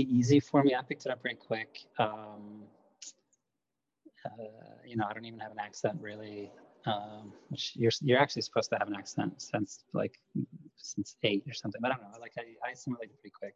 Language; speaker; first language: English; non-native, fluent; Lithuanian